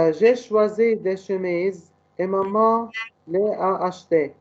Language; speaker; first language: French; non-native, learner; Arabic